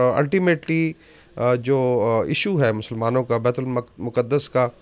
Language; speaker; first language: Urdu; native; Urdu